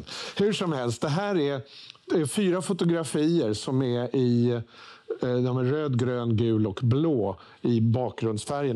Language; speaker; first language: Swedish; native; Swedish